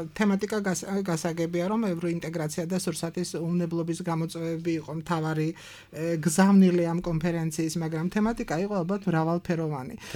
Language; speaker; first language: Georgian; native; Georgian